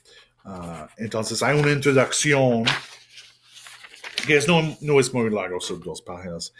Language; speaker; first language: Spanish; non-native, fluent; English